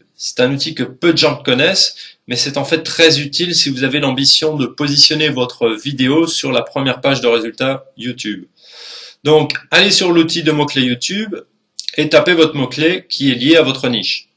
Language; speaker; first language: French; native; French